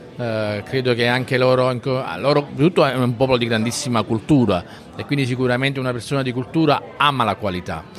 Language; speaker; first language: Italian; native; Italian